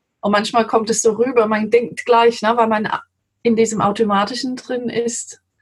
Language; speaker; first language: German; non-native, fluent; English